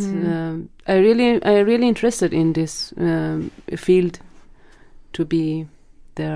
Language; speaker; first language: English; non-native, learner; Persian